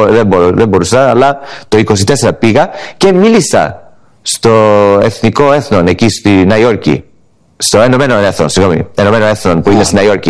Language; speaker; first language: Greek; early bilingual, heritage; Greek